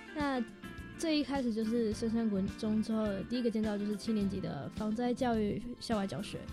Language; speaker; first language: Chinese; non-native, local second language; English